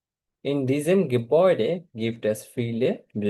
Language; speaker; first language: German; non-native, fluent; Bangla